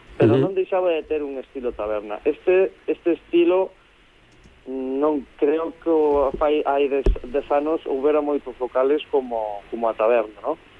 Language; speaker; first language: Galician; native; Galician